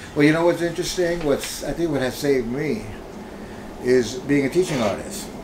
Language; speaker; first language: English; early bilingual, other home language; Spanish